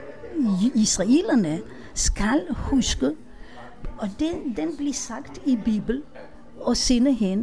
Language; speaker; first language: Danish; non-native, fluent; Hebrew